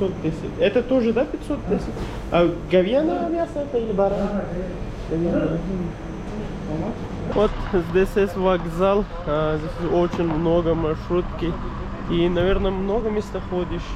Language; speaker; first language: Russian; non-native, learner; Urdu